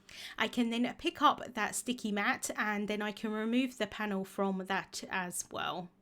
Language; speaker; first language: English; native; English